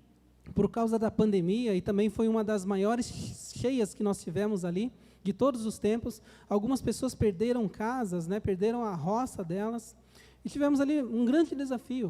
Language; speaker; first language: Portuguese; native; Portuguese